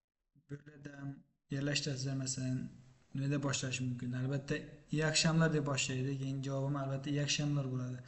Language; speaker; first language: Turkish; non-native, fluent; Uzbek